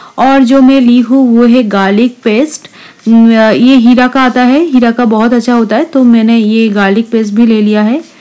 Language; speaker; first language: Hindi; non-native, local second language; Bangla